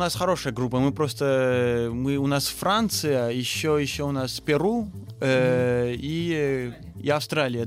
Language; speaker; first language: Russian; early bilingual, heritage; Russian